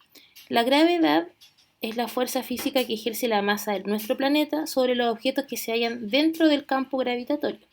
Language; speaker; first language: Spanish; native; Spanish